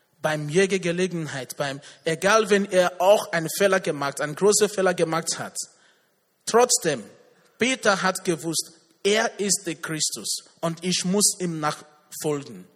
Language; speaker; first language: German; non-native, learner; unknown